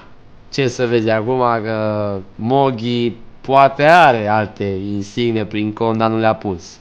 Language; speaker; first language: Romanian; native; Romanian